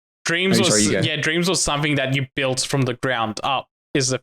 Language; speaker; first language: English; native; English